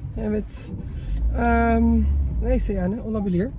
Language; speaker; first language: Turkish; early bilingual, heritage; Turkish